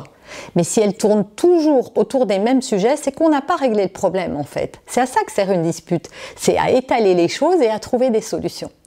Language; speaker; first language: French; native; French